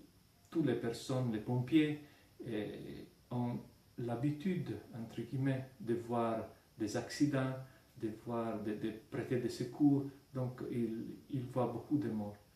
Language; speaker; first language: French; non-native, fluent; Italian